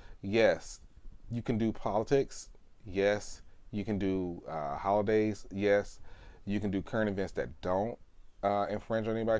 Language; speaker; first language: English; native; English